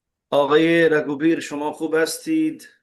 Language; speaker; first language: Persian; non-native, fluent; Hindi